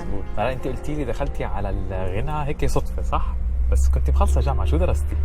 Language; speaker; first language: Arabic; native; Arabic